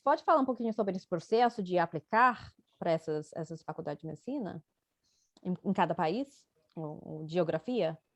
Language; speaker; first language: Portuguese; non-native, fluent; English